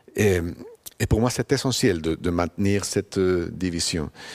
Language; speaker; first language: French; non-native, fluent; Spanish